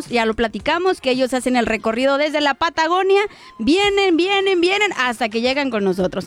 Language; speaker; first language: Spanish; native; Spanish